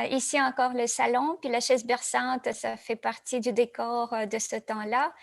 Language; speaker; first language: French; non-native, fluent; Russian